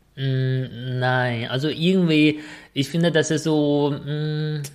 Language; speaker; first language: German; non-native, fluent; Chinese